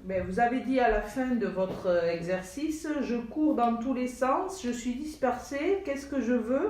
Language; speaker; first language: French; native; French